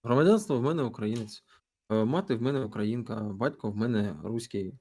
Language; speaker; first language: Ukrainian; non-native, local second language; Russian